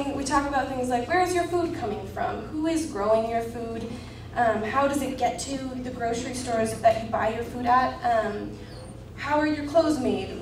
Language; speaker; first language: English; native; English